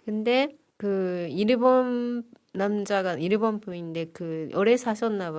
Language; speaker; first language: Korean; non-native, fluent; Japanese